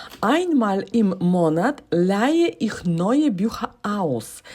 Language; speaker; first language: German; non-native, fluent; Ukrainian